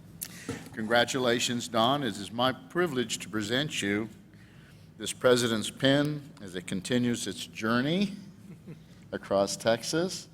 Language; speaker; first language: English; native; English